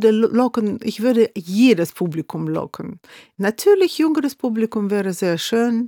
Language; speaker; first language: German; non-native, fluent; Russian